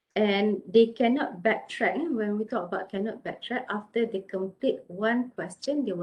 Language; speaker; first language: English; non-native, local second language; Malay